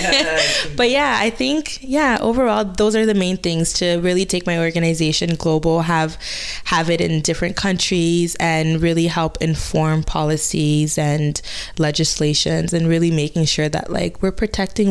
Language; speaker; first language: English; non-native, fluent; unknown